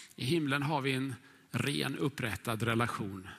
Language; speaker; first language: Swedish; native; Swedish